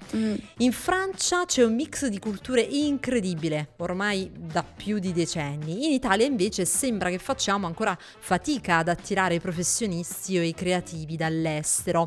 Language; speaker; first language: Italian; native; Italian